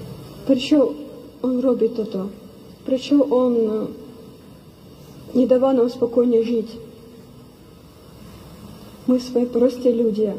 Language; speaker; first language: Slovak; non-native, learner; Ukrainian